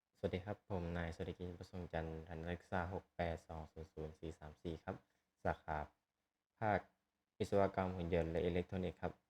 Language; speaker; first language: Thai; native; Thai